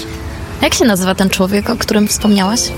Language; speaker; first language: Polish; native; Polish